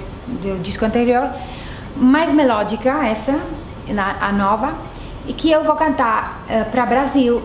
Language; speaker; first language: Portuguese; non-native, fluent; Italian